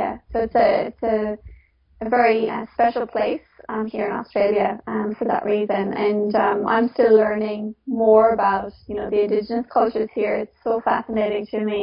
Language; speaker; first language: English; native; English